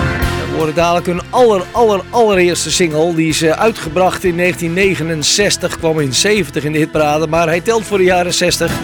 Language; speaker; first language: Dutch; native; Dutch